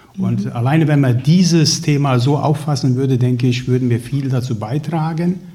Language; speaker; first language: German; early bilingual, other home language; Turkish